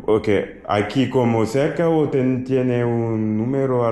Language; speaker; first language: Spanish; non-native, learner; French